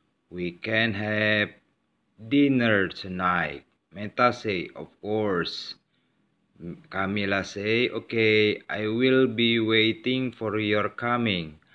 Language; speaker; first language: English; non-native, learner; Indonesian